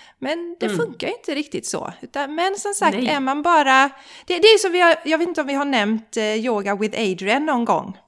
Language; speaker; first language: Swedish; native; Swedish